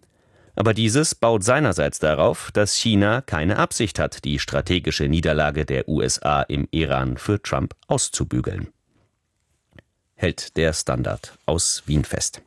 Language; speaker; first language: German; native; German